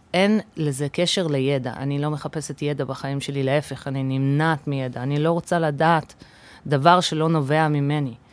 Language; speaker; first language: Hebrew; early bilingual, other home language; English